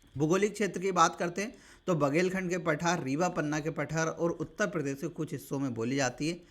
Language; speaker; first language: Hindi; native; Hindi